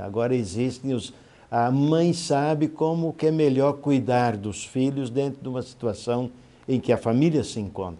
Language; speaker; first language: Portuguese; native; Portuguese